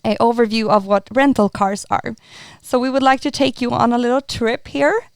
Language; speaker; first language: English; non-native, fluent; Swedish